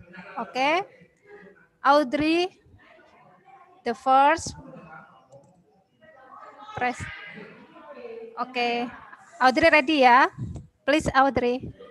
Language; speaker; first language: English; non-native, learner; Indonesian